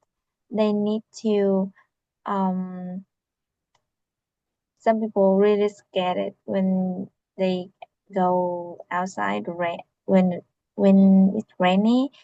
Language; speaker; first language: English; non-native, learner; Vietnamese